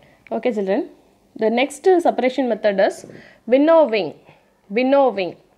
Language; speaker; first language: English; non-native, local second language; Tamil